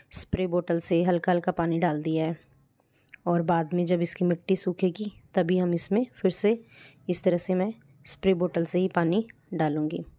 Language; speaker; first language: Hindi; native; Hindi